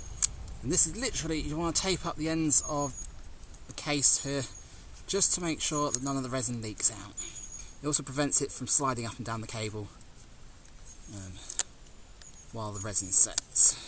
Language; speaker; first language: English; native; English